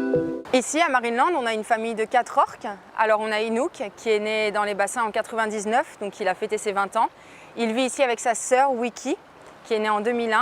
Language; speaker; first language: French; native; French